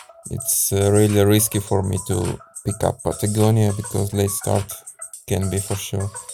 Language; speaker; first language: English; non-native, learner; Russian